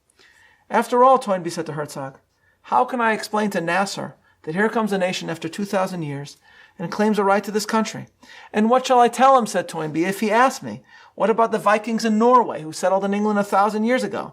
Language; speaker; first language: English; native; English